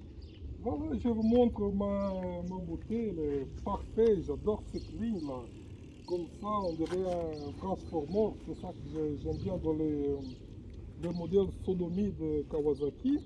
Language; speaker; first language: French; non-native, fluent; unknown